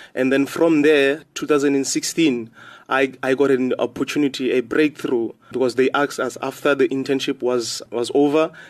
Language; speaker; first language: English; non-native, local second language; Xhosa